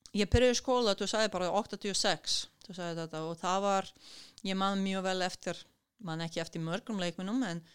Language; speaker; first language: Icelandic; non-native, fluent; Serbian